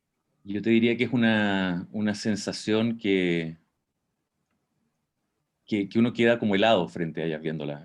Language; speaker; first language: Spanish; native; Spanish